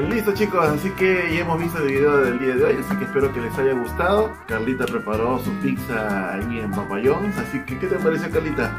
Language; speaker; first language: Spanish; native; Spanish